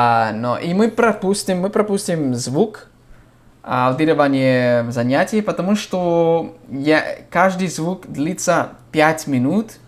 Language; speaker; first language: Russian; non-native, fluent; English